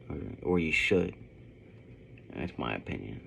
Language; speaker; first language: English; native; English